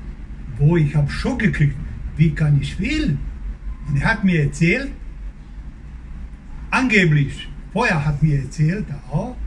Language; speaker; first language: German; non-native, learner; Croatian